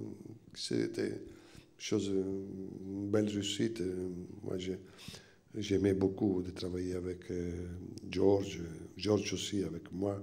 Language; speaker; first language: French; non-native, fluent; Italian